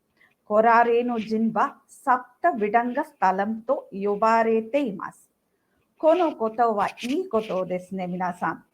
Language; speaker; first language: Japanese; non-native, learner; Tamil